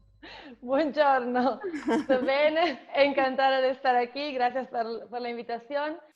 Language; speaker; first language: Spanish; non-native, fluent; Italian